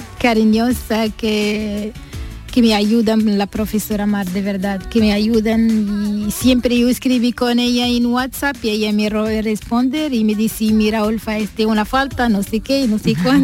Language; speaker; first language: Spanish; non-native, learner; Arabic